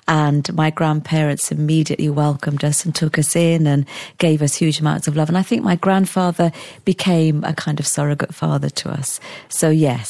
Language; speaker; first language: English; native; English